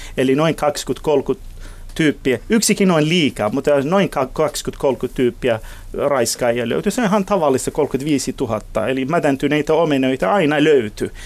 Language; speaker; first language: Finnish; non-native, fluent; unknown